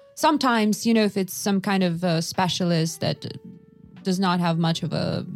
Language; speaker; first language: English; non-native, fluent; Russian